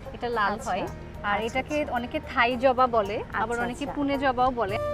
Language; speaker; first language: Bangla; native; Bangla